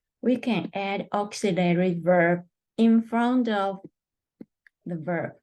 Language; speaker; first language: English; non-native, fluent; Chinese